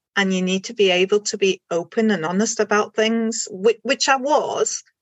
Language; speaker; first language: English; non-native, fluent; German